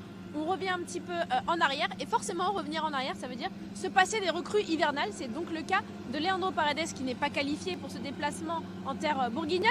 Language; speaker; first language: French; native; French